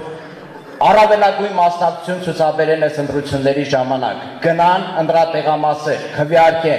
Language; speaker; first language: Armenian; native; Armenian